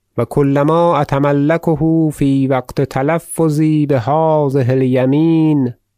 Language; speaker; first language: Arabic; non-native, fluent; Persian